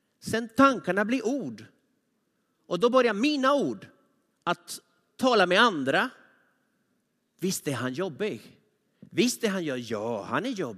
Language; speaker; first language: Swedish; non-native, fluent; Spanish